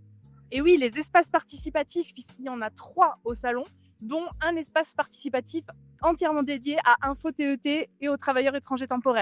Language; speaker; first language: French; native; French